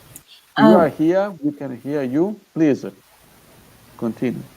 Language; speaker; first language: English; non-native, fluent; Italian